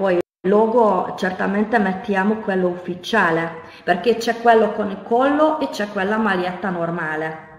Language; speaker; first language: Italian; non-native, fluent; Hungarian